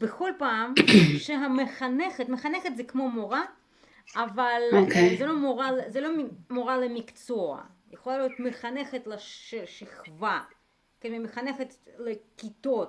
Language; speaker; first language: Hebrew; native; Hebrew